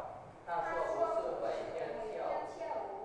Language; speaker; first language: Chinese; non-native, learner; Vietnamese